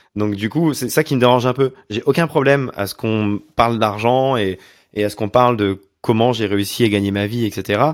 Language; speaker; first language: French; native; French